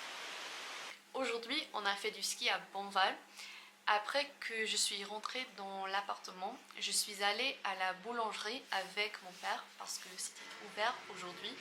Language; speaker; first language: French; non-native, fluent; English